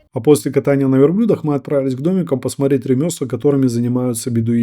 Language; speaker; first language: Russian; native; Russian